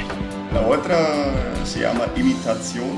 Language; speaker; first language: Spanish; non-native, fluent; German